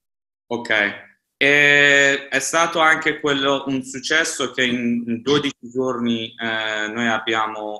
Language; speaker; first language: Italian; non-native, fluent; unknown